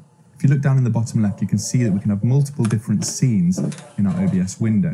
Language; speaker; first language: English; native; English